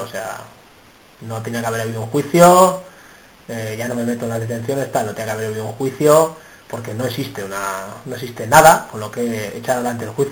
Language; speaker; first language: Spanish; native; Spanish